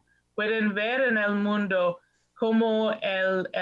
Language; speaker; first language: Spanish; non-native, learner; English